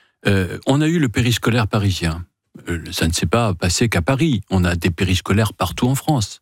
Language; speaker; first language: French; native; French